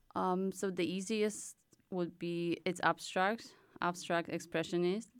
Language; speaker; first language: English; non-native, fluent; Polish